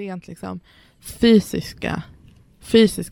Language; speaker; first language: Swedish; early bilingual, other home language; Persian